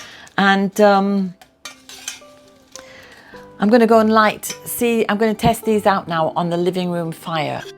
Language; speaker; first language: English; native; English